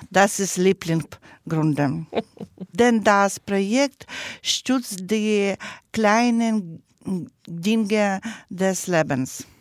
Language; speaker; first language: German; non-native, learner; Ukrainian